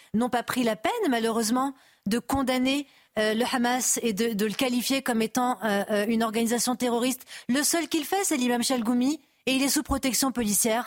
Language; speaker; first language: French; native; French